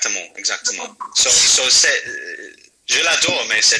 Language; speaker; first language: French; non-native, fluent; English